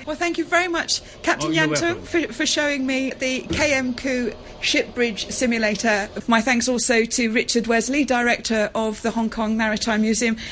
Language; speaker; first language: English; native; English